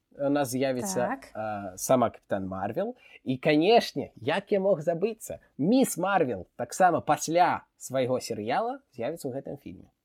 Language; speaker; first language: Belarusian; non-native, local second language; Russian